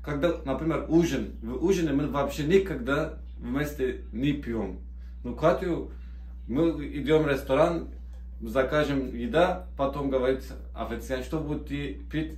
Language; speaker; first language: Russian; non-native, learner; Turkish